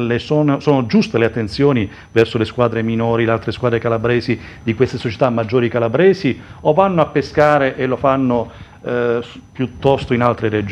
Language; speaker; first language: Italian; native; Italian